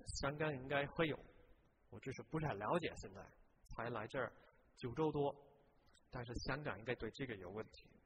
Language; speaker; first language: Chinese; non-native, fluent; English